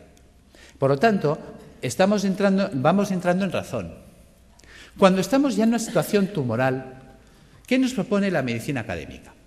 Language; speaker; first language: Spanish; native; Spanish